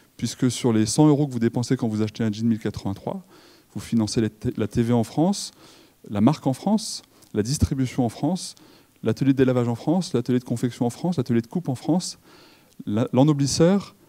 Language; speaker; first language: French; native; French